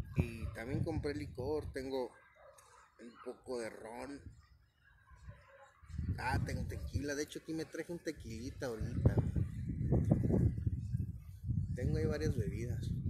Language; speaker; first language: Spanish; native; Spanish